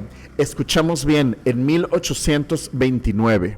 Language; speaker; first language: Spanish; native; Spanish